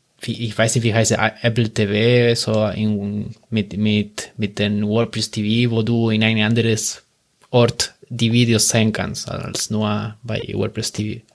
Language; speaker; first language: German; non-native, learner; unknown